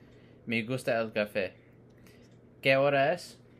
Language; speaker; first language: Spanish; non-native, learner; English